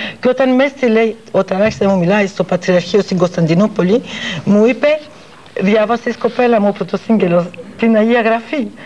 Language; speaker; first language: Greek; early bilingual, heritage; Greek